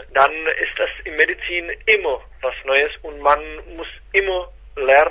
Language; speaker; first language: German; non-native, fluent; Czech